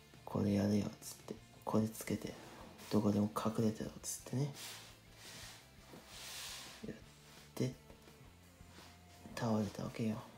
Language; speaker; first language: Japanese; native; Japanese